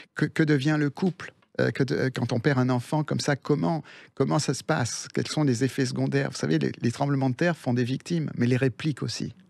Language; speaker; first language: French; early bilingual, other home language; Spanish